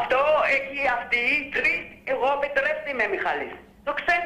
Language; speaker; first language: Greek; non-native, learner; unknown